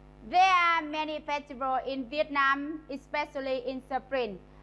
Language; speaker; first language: English; non-native, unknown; Vietnamese